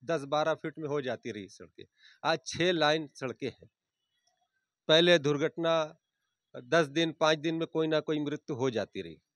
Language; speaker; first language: Hindi; native; Hindi